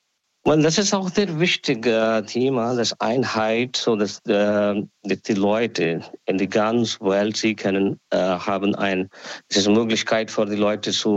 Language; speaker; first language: German; non-native, learner; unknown